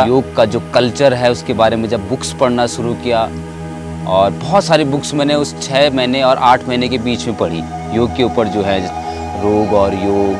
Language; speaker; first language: Hindi; native; Hindi